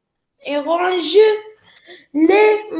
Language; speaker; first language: French; non-native, learner; Arabic